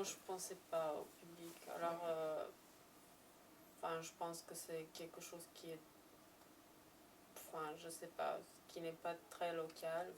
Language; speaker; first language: French; non-native, fluent; Serbian